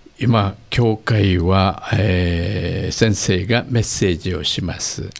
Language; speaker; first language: Japanese; native; Japanese